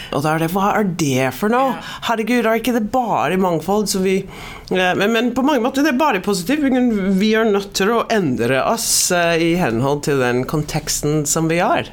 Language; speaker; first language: Norwegian; non-native, fluent; English